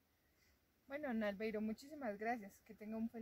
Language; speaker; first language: Spanish; native; Spanish